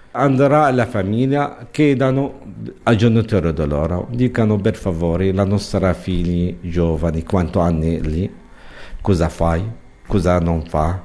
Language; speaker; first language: Italian; non-native, learner; Arabic